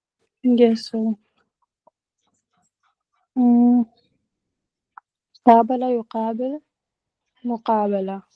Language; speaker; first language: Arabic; non-native, learner; Hindi